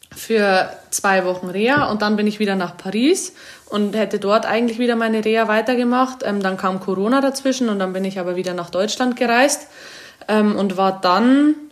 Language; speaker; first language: German; native; German